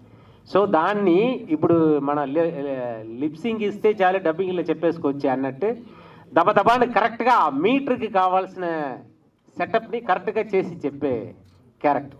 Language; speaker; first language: Telugu; native; Telugu